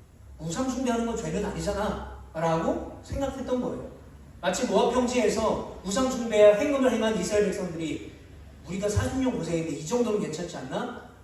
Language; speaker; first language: Korean; native; Korean